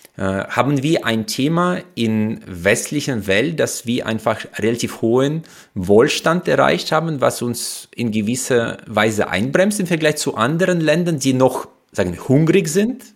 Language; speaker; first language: German; non-native, fluent; Russian